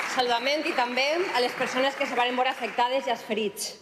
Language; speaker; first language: Catalan; non-native, local second language; Spanish